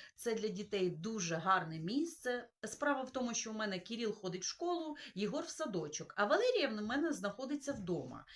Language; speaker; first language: Ukrainian; non-native, local second language; Russian